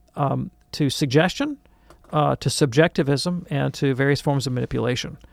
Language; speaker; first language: English; native; English